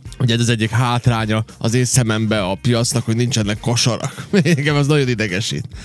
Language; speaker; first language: Hungarian; native; Hungarian